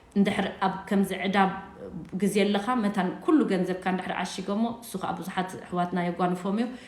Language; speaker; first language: Tigrinya; native; Tigrinya